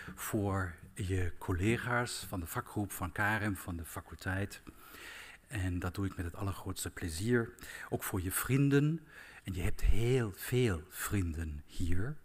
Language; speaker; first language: Dutch; non-native, fluent; German